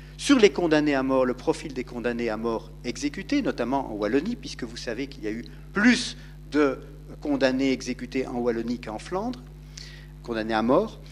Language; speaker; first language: French; native; French